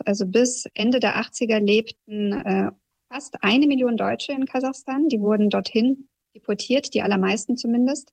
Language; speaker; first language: German; early bilingual, other home language; Russian